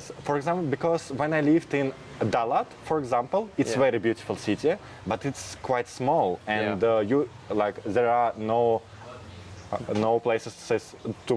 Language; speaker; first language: English; non-native, fluent; Russian